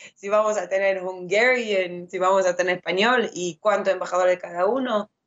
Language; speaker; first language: Spanish; non-native, fluent; French